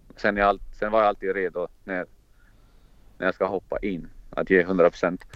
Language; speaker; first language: Swedish; non-native, fluent; Croatian